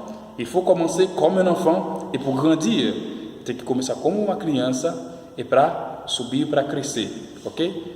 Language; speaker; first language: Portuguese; non-native, fluent; Haitian Creole